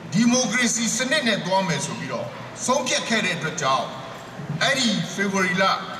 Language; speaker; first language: Burmese; non-native, local second language; Hakha Chin